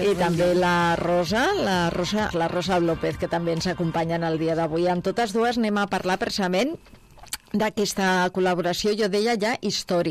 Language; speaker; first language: Catalan; native; Catalan